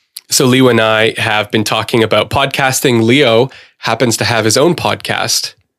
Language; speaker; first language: English; native; English